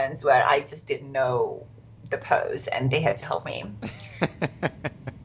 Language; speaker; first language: English; non-native, fluent; Czech